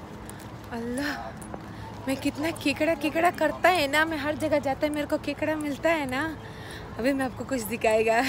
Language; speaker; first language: Hindi; non-native, local second language; Pashto